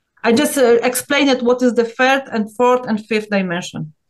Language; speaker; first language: English; non-native, learner; Polish